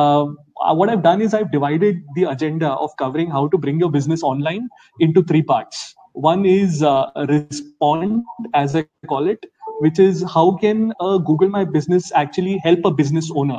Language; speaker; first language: English; non-native, local second language; Hindi